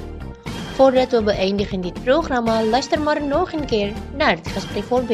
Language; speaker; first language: Dutch; non-native, learner; Indonesian